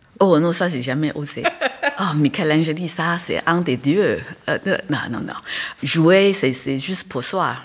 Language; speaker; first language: French; non-native, fluent; Chinese